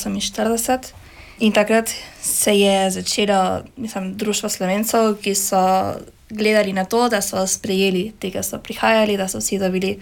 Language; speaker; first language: Slovenian; early bilingual, heritage; Slovenian